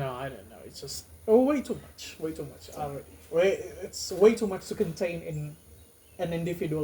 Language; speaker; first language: English; non-native, fluent; Indonesian